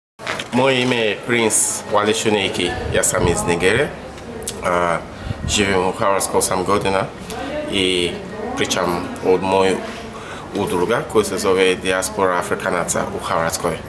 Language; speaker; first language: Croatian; non-native, learner; Yoruba